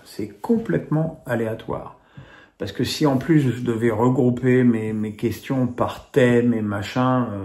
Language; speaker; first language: French; native; French